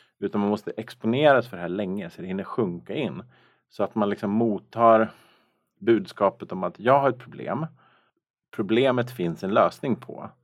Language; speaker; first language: Swedish; native; Swedish